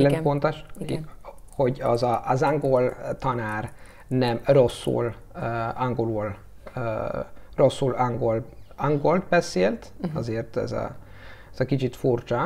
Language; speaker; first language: Hungarian; non-native, learner; Italian